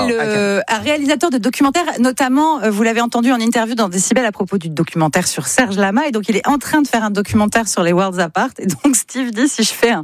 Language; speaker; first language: French; native; French